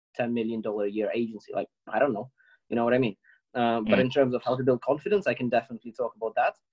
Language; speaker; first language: English; non-native, fluent; Ukrainian